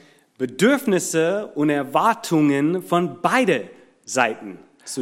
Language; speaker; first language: German; non-native, fluent; English